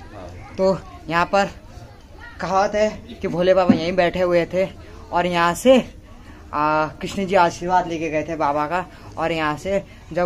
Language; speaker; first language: Hindi; non-native, local second language; Nepali